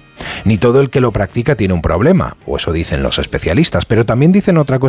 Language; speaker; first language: Spanish; native; Spanish